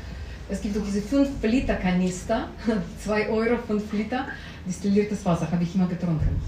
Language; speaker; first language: German; non-native, learner; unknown